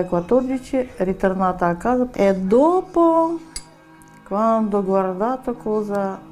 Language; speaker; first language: Italian; non-native, learner; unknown